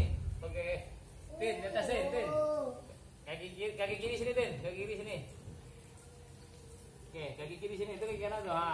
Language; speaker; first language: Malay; non-native, local second language; Minangkabau